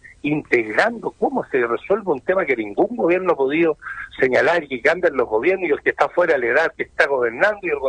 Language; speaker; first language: Spanish; native; Spanish